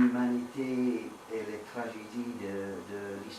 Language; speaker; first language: French; non-native, learner; English